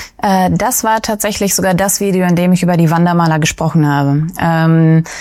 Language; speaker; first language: German; early bilingual, other home language; Russian